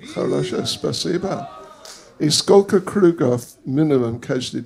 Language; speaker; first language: Russian; non-native, learner; English